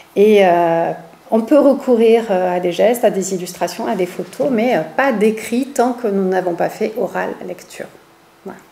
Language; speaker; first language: French; native; French